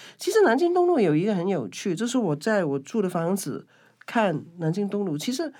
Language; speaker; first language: Chinese; non-native, local second language; Cantonese